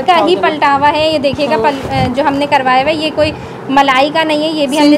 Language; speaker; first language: Urdu; native; Urdu